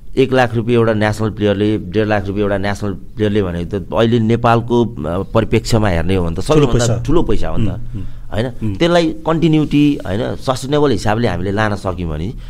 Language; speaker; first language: Nepali; native; Nepali